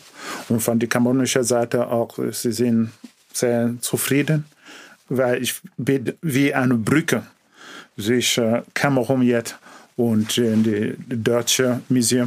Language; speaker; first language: German; non-native, learner; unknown